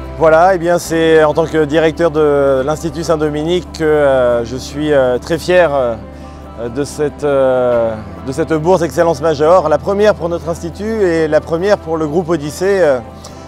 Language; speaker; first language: French; native; French